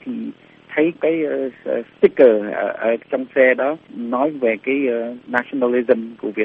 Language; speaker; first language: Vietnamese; early bilingual, heritage; Vietnamese